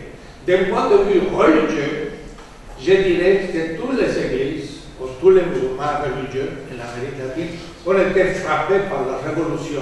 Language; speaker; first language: French; non-native, fluent; Spanish